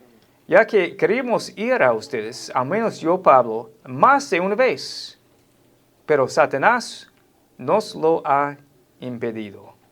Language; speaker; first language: Spanish; non-native, fluent; English